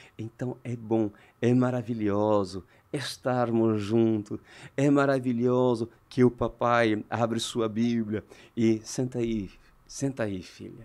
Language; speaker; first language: Portuguese; non-native, fluent; French